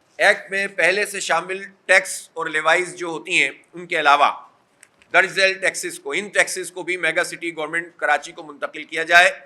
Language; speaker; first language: Urdu; native; Urdu